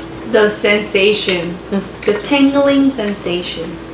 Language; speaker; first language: English; early bilingual, other home language; Korean